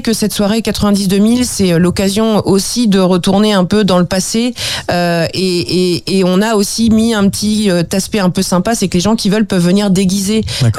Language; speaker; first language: French; native; French